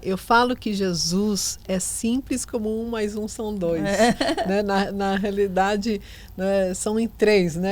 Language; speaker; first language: Portuguese; native; Portuguese